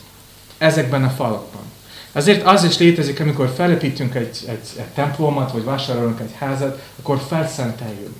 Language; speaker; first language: Hungarian; non-native, fluent; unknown